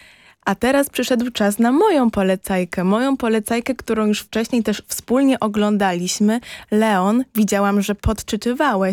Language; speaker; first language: Polish; native; Polish